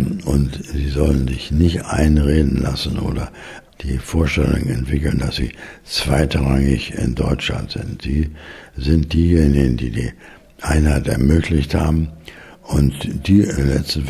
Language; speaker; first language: German; native; German